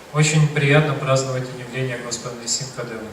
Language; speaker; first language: Russian; native; Russian